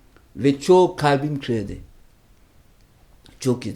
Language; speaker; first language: Turkish; non-native, learner; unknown